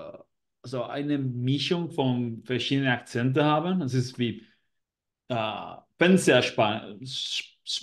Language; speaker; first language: German; non-native, learner; Spanish